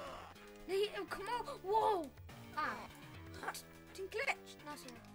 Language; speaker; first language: Welsh; non-native, local second language; English